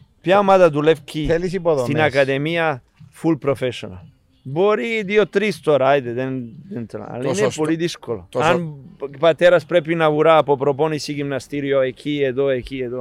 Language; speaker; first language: Greek; non-native, learner; Serbian